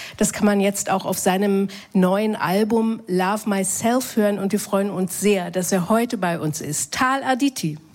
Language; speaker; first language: German; native; German